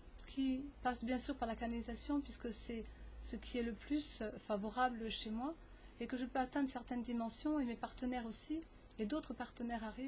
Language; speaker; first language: French; native; French